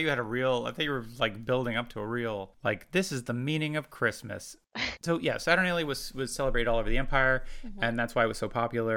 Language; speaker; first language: English; native; English